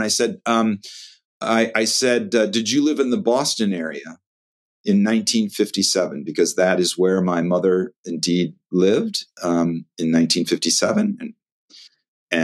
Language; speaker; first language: English; native; English